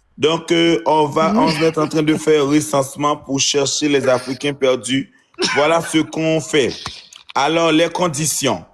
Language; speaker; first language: French; non-native, local second language; Haitian Creole